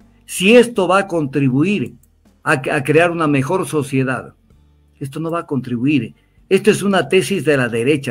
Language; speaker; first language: Spanish; native; Spanish